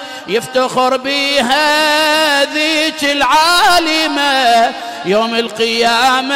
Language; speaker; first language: Arabic; native; Arabic